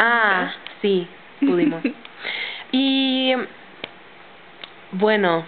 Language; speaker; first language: Spanish; non-native, learner; English